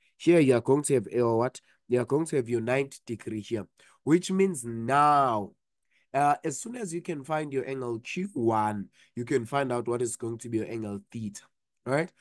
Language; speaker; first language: English; non-native, local second language; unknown